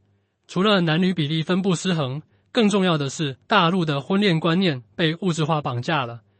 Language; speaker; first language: Chinese; native; Chinese